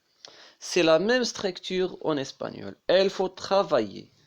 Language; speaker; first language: French; non-native, local second language; Arabic